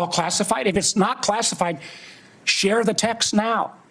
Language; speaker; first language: English; native; English